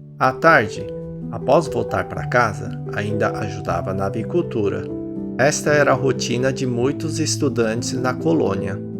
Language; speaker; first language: Portuguese; early bilingual, other home language; Japanese